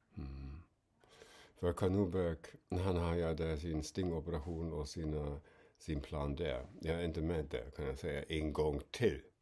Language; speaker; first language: Swedish; non-native, fluent; German